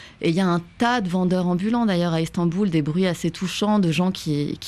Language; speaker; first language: French; native; French